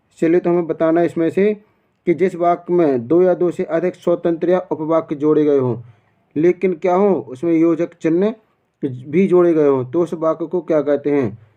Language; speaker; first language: Hindi; native; Hindi